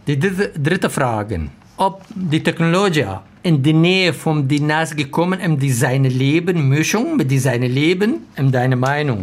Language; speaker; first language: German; non-native, learner; Arabic